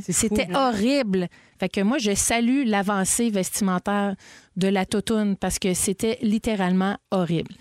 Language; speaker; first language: French; native; French